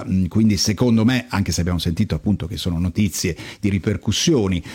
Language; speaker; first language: Italian; native; Italian